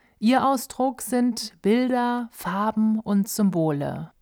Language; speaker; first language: German; native; German